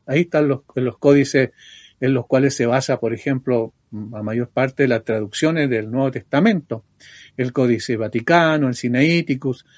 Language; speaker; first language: Spanish; native; Spanish